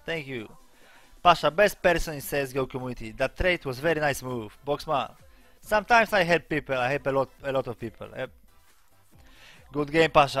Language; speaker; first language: English; non-native, learner; Polish